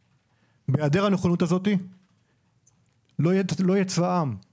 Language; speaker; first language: Hebrew; native; Hebrew